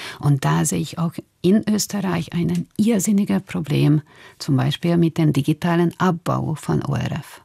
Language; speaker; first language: German; non-native, fluent; Hungarian